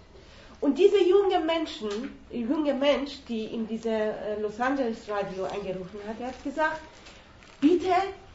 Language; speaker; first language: German; non-native, fluent; Persian